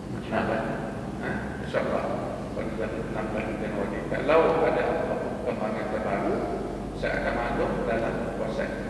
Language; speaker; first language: Malay; native; Malay